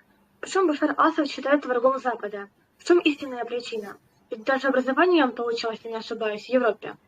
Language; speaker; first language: Russian; native; Russian